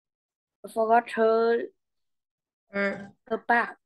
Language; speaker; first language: English; non-native, learner; Vietnamese